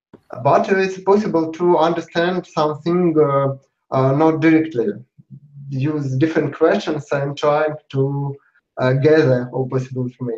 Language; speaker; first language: English; non-native, learner; Russian